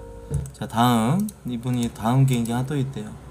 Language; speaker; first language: Korean; native; Korean